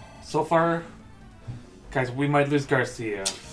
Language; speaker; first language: English; native; English